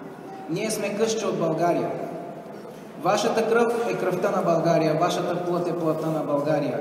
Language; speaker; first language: Bulgarian; native; Bulgarian